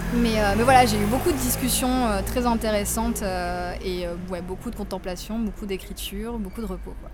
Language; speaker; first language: French; native; French